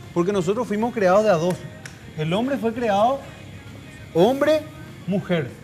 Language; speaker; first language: Spanish; native; Spanish